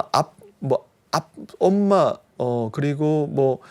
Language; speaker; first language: Korean; native; Korean